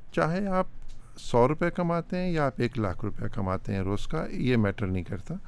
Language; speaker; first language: Urdu; native; Urdu